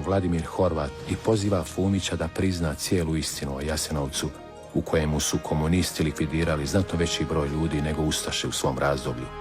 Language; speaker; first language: Croatian; native; Croatian